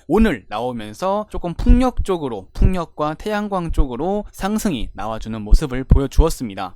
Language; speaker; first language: Korean; native; Korean